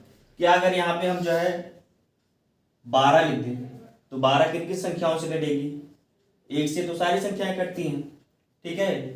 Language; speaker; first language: Hindi; native; Hindi